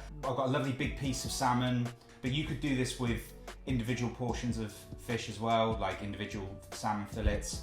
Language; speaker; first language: English; native; English